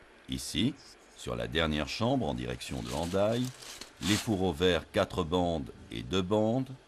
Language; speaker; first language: French; native; French